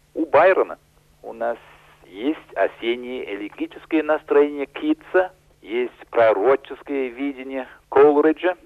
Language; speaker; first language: Russian; non-native, fluent; English